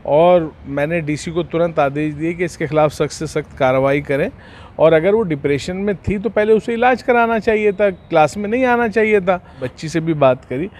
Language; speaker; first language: Hindi; native; Hindi